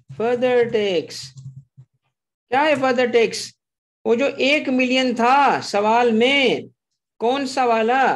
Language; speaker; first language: Urdu; non-native, local second language; Sindhi